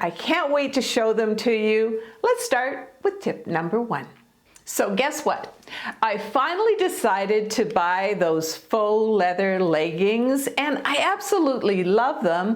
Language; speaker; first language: English; native; English